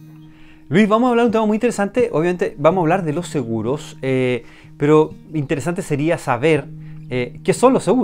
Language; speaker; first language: Spanish; native; Spanish